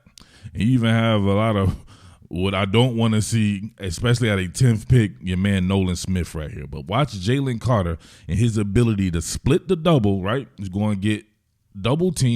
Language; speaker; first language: English; native; English